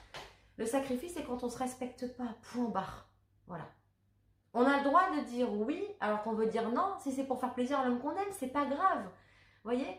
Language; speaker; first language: French; native; French